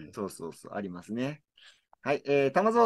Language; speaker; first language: Japanese; native; Japanese